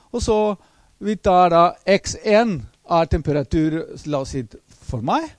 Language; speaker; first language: Norwegian; non-native, fluent; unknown